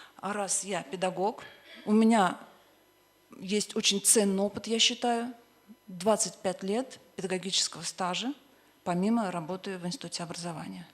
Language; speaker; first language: Russian; native; Russian